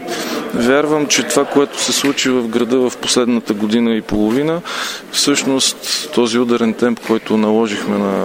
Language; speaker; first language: Bulgarian; native; Bulgarian